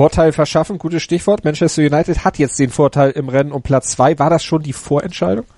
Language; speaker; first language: German; native; German